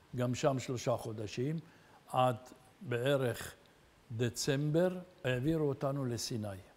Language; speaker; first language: Hebrew; early bilingual, other home language; Arabic